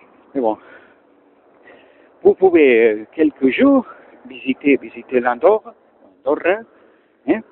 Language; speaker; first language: French; non-native, learner; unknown